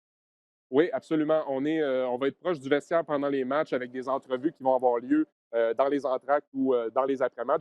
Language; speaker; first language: French; native; French